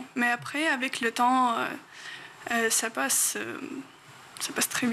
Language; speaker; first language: French; non-native, fluent; Ukrainian